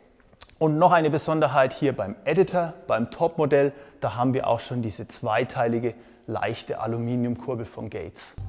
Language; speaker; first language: German; native; German